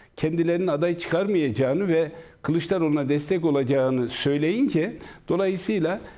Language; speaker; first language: Turkish; native; Turkish